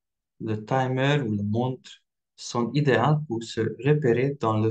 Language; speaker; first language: French; non-native, fluent; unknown